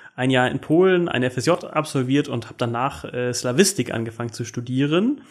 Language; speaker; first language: German; native; German